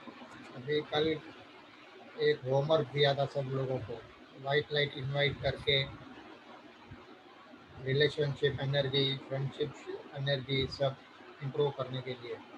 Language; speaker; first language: Hindi; native; Hindi